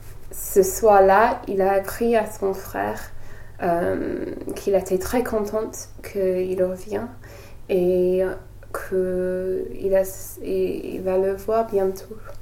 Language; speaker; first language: French; non-native, learner; English